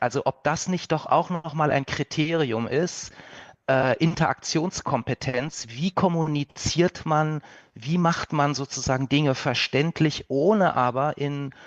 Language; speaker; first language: German; native; German